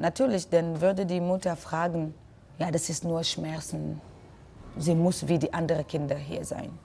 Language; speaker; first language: German; non-native, learner; French